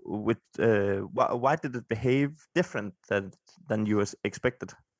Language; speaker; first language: English; non-native, fluent; Danish